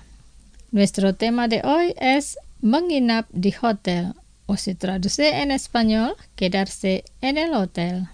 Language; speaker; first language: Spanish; non-native, fluent; Indonesian